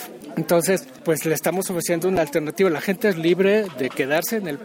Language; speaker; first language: Spanish; native; Spanish